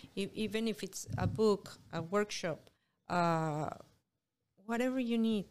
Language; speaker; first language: English; non-native, fluent; Spanish